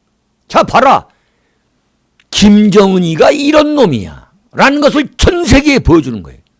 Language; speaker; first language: Korean; native; Korean